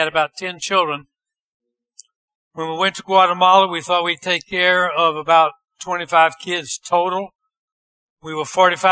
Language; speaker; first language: English; native; English